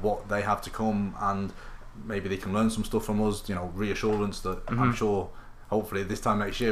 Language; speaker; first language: English; native; English